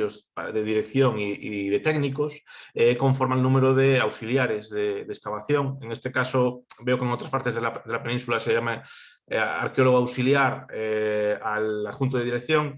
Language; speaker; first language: Spanish; native; Spanish